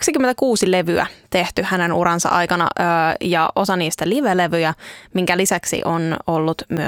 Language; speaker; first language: Finnish; native; Finnish